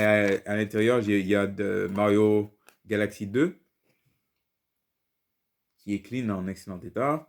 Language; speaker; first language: French; native; French